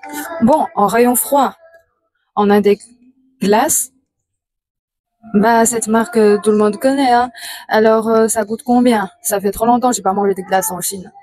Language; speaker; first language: French; non-native, fluent; Chinese